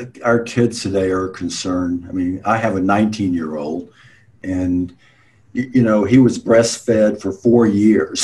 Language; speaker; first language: English; native; English